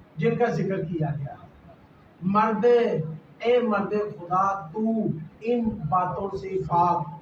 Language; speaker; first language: Urdu; non-native, local second language; Punjabi